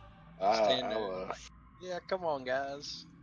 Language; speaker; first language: English; native; English